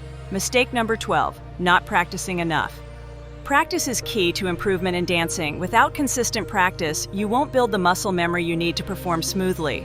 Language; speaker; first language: English; non-native, fluent; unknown